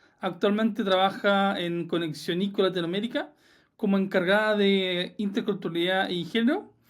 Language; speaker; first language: Spanish; native; Spanish